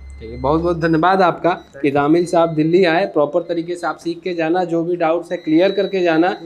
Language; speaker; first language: Hindi; native; Hindi